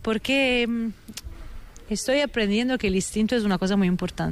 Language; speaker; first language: Spanish; non-native, fluent; Italian